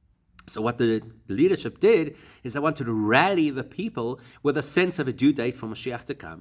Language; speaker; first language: English; native; English